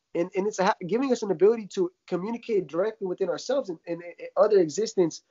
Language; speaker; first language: English; early bilingual, other home language; Russian